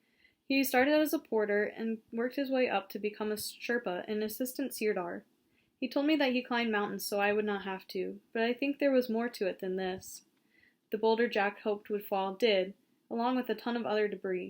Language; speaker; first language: English; native; English